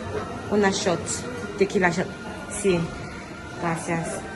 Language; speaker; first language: Spanish; non-native, learner; French